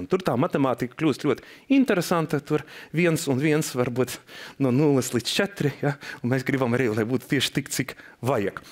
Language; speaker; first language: Latvian; non-native, local second language; Russian